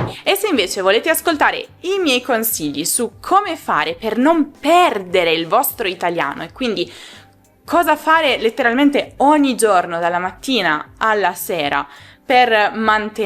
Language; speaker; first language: Italian; native; Italian